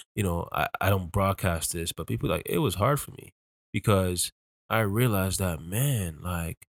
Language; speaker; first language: English; early bilingual, other home language; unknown